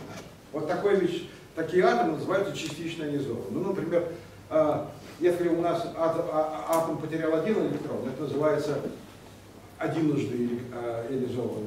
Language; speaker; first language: Russian; native; Russian